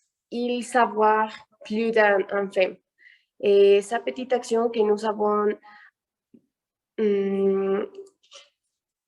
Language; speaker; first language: French; non-native, learner; Spanish